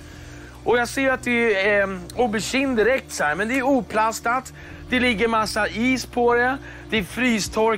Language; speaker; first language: Swedish; native; Swedish